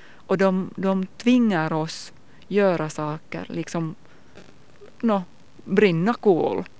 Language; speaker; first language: Swedish; non-native, local second language; Finnish